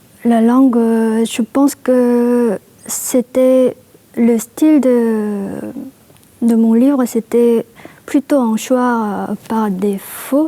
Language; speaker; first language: French; non-native, fluent; Korean